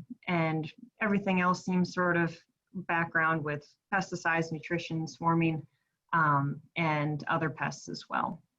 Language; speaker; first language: English; native; English